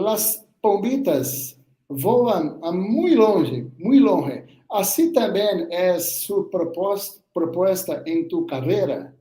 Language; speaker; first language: Spanish; non-native, learner; Portuguese